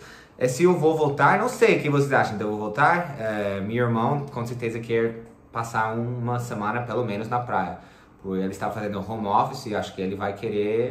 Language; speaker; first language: Portuguese; non-native, fluent; English